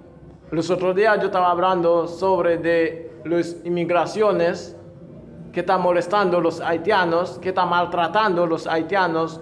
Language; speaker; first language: Spanish; non-native, fluent; Haitian Creole